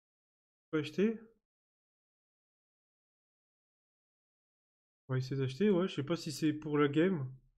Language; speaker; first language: French; native; French